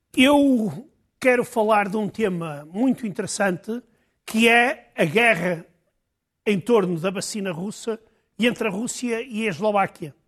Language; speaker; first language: Portuguese; native; Portuguese